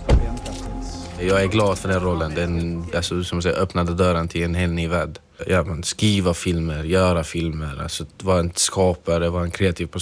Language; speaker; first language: Swedish; non-native, fluent; Arabic